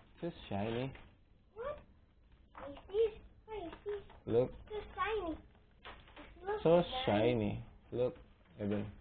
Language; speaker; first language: English; non-native, learner; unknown